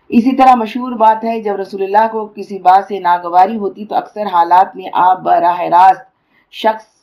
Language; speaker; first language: Urdu; native; Urdu